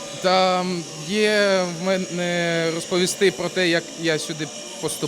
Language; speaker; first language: Ukrainian; non-native, local second language; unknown